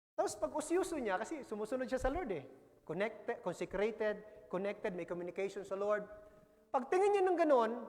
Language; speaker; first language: Filipino; non-native, local second language; Masbatenyo